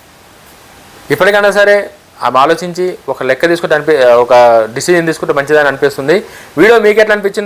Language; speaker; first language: Telugu; native; Telugu